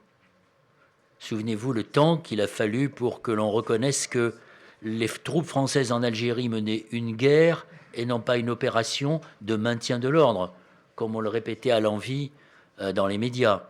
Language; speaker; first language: French; native; French